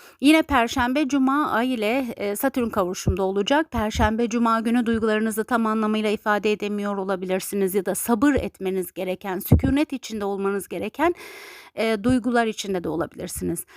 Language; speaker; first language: Turkish; native; Turkish